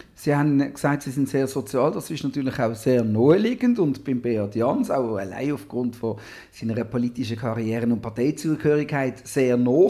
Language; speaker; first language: German; native; German